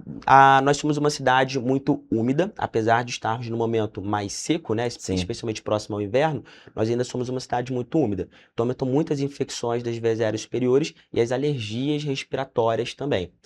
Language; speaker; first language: Portuguese; native; Portuguese